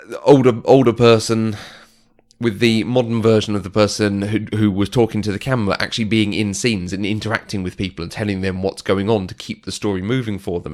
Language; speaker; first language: English; native; English